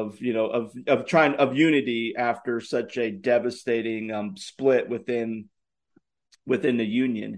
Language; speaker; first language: English; native; English